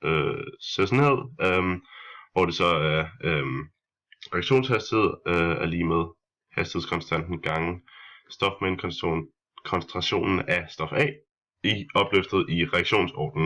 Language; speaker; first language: Danish; native; Danish